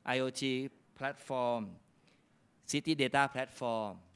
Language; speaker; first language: English; non-native, fluent; Thai